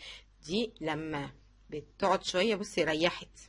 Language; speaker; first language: Arabic; native; Arabic